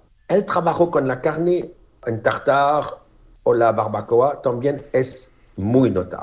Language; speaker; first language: Spanish; non-native, learner; French